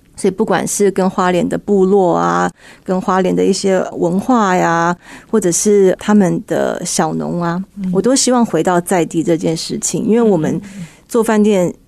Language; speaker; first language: Chinese; early bilingual, heritage; Chinese